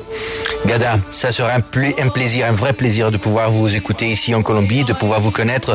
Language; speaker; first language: French; non-native, fluent; Spanish